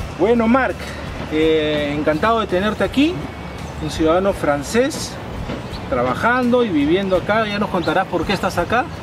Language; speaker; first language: Spanish; native; Spanish